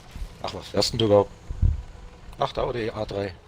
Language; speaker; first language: German; native; German